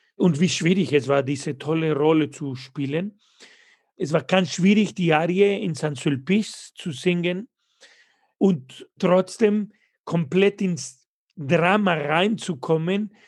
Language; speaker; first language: German; non-native, fluent; Spanish